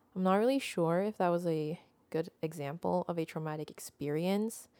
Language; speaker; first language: English; non-native, local second language; Filipino